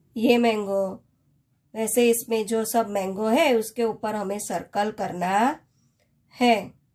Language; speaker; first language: Hindi; non-native, local second language; Gujarati